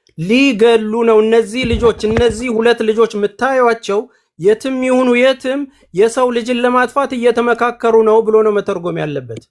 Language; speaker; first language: Amharic; non-native, local second language; Oromo